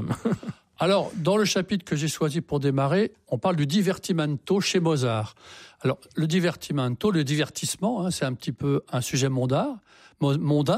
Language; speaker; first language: French; native; French